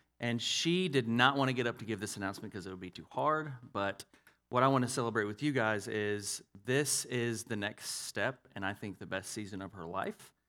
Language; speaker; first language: English; native; English